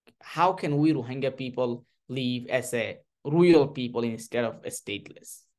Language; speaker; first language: English; non-native, learner; Rohingya